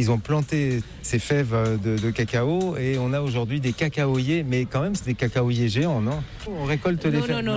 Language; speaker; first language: French; native; French